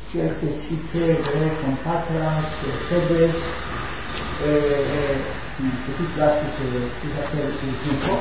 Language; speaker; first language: French; non-native, fluent; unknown